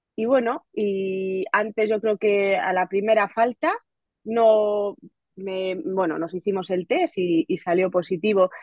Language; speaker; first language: Spanish; native; Spanish